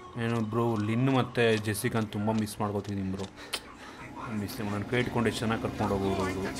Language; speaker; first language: Kannada; native; Kannada